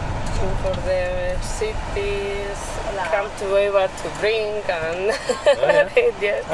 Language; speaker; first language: English; non-native, learner; Spanish